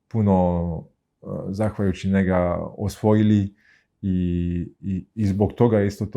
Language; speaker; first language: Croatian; early bilingual, heritage; Croatian